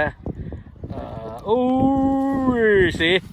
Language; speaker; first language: English; non-native, learner; Lao